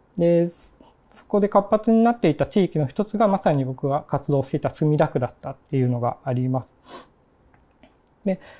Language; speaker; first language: Japanese; native; Japanese